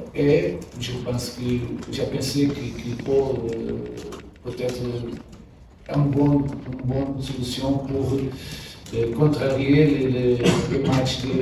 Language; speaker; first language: French; non-native, learner; Portuguese